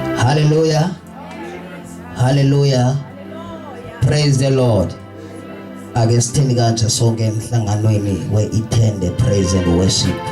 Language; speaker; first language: Zulu; non-native, local second language; Xhosa